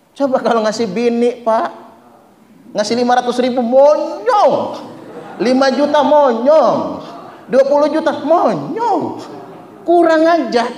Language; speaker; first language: Indonesian; non-native, local second language; Malay